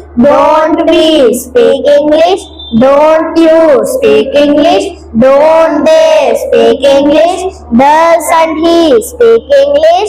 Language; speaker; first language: English; non-native, learner; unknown